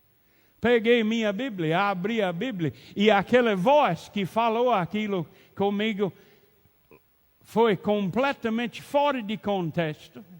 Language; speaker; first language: Portuguese; non-native, learner; English